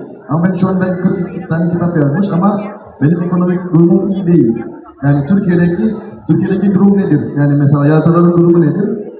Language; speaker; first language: Turkish; non-native, fluent; Indonesian